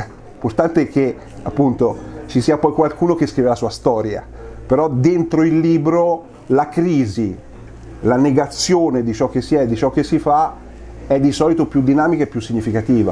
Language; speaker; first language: Italian; native; Italian